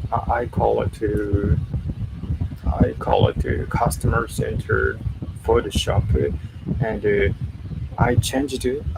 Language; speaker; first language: English; non-native, learner; Japanese